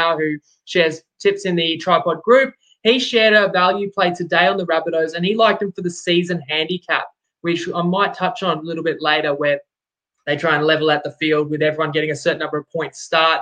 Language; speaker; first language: English; native; English